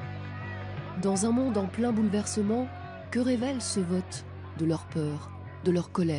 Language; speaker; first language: French; native; French